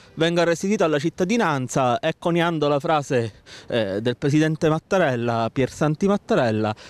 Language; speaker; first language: Italian; native; Italian